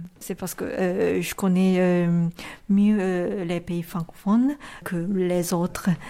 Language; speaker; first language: French; non-native, fluent; Japanese